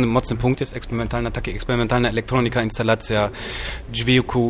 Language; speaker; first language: Polish; non-native, learner; German